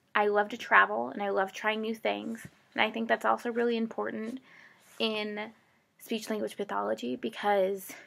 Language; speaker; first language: English; native; English